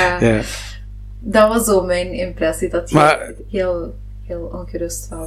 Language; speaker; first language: Dutch; non-native, local second language; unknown